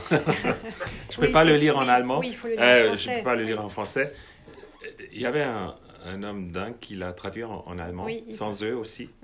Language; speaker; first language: French; non-native, fluent; German